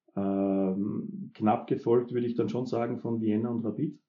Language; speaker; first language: German; native; German